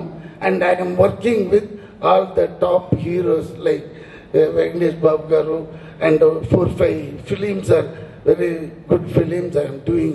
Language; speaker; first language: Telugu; non-native, learner; Tamil